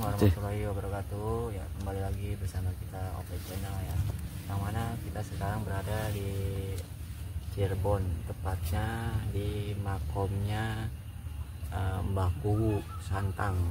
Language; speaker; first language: Indonesian; native; Indonesian